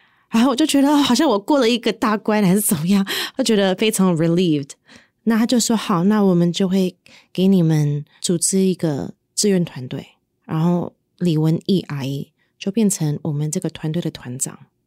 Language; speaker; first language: Chinese; native; Chinese